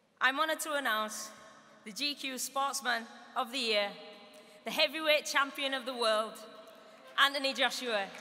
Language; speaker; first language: English; native; English